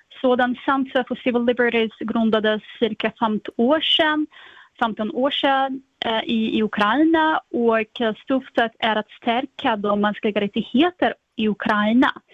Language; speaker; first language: Swedish; non-native, fluent; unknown